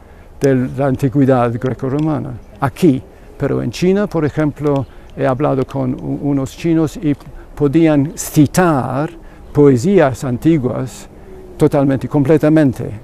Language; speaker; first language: Spanish; non-native, fluent; English